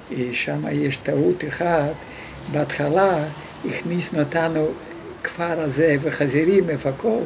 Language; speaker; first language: Hebrew; non-native, fluent; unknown